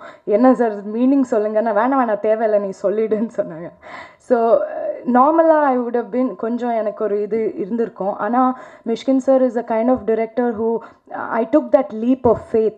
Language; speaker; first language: Tamil; non-native, fluent; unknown